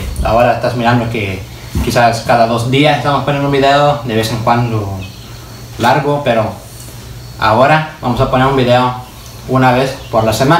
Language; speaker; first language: Spanish; early bilingual, heritage; Spanish